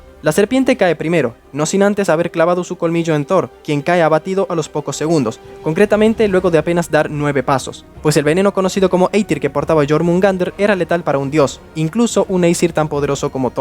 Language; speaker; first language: Spanish; native; Spanish